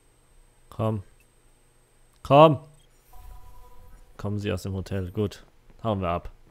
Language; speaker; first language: German; native; German